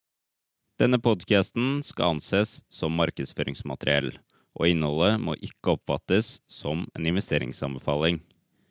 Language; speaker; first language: Norwegian; native; Norwegian